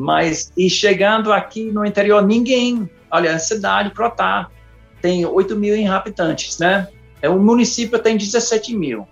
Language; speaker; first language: Portuguese; non-native, fluent; English